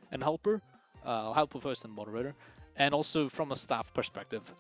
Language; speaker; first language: English; non-native, fluent; Swedish